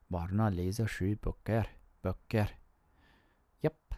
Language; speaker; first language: Norwegian; non-native, learner; English